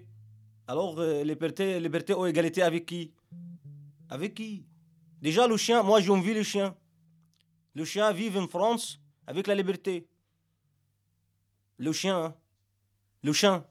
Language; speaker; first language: French; non-native, learner; Arabic